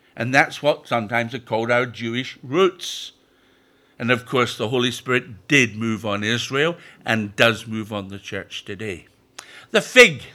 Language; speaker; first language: English; native; English